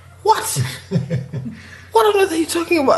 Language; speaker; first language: English; non-native, local second language; Southern Sotho